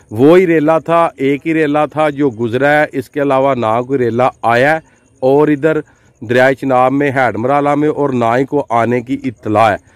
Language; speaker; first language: Urdu; non-native, local second language; Punjabi